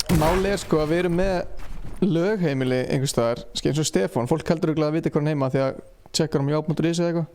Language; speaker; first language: Icelandic; native; Icelandic